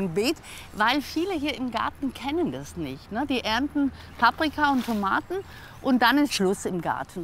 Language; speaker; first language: German; native; German